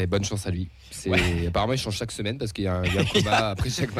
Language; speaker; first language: French; native; French